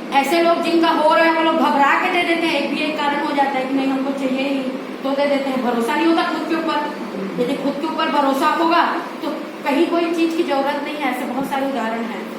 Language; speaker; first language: Hindi; non-native, local second language; Chhattisgarhi